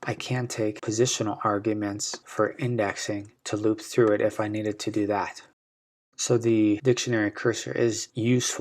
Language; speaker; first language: English; native; English